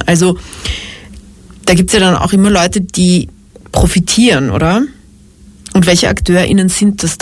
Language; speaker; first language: German; native; German